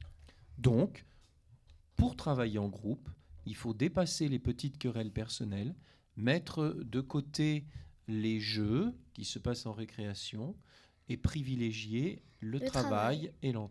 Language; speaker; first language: French; native; French